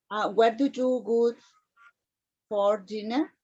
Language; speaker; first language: English; non-native, learner; Spanish